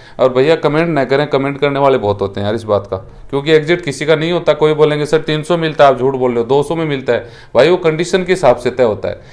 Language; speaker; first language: Hindi; native; Hindi